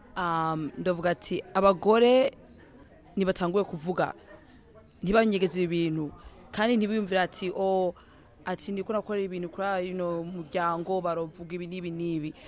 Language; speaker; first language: Rundi; early bilingual, heritage; Rundi